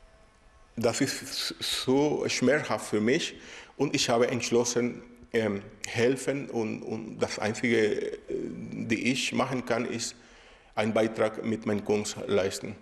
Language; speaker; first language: German; non-native, fluent; Spanish